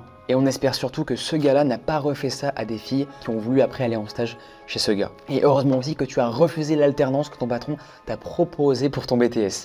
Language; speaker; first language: French; native; French